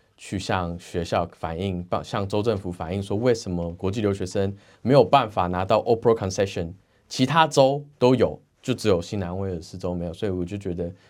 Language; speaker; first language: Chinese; native; Chinese